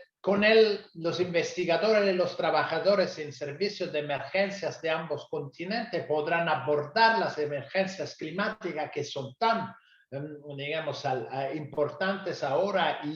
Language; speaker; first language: Spanish; non-native, fluent; Italian